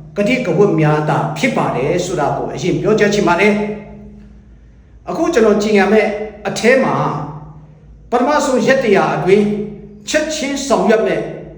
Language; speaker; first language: Burmese; non-native, local second language; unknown